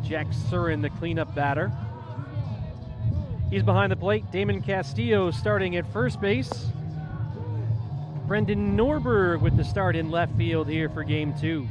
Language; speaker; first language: English; native; English